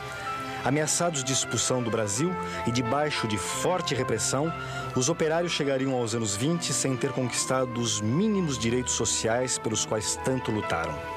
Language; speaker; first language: Portuguese; native; Portuguese